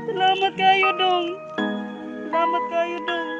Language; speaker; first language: Filipino; non-native, local second language; Cebuano